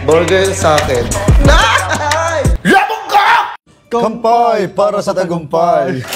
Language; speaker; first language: Filipino; native; Filipino